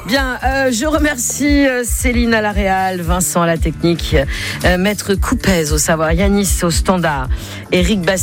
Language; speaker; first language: French; native; French